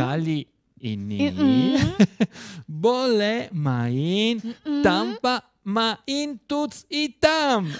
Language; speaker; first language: Indonesian; non-native, learner; Italian